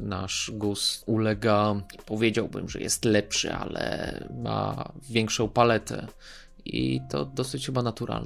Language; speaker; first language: Polish; native; Polish